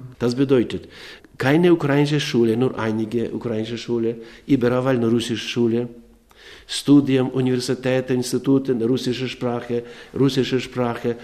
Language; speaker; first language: German; non-native, learner; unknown